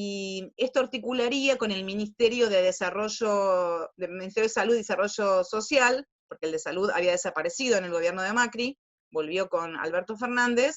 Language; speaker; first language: Spanish; native; Spanish